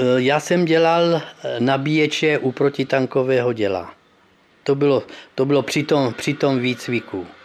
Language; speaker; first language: Czech; early bilingual, heritage; Czech